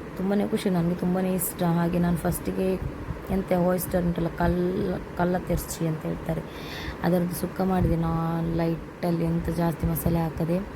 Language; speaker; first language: Kannada; non-native, local second language; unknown